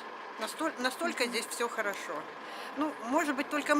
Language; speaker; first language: Russian; native; Russian